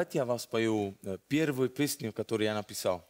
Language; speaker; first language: Russian; non-native, learner; Italian